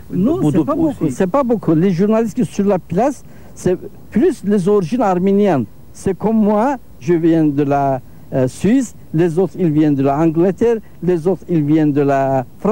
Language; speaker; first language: French; non-native, learner; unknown